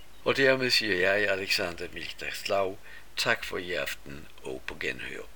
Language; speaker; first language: Danish; native; Danish